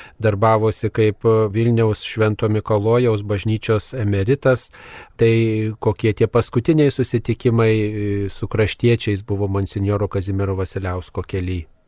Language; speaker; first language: Lithuanian; native; Lithuanian